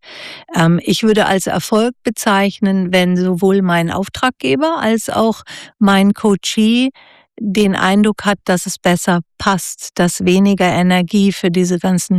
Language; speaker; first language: German; native; German